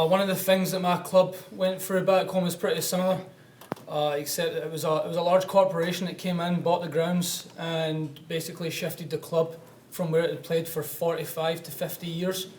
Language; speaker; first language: English; native; English